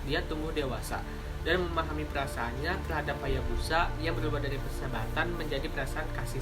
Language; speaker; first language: Indonesian; native; Indonesian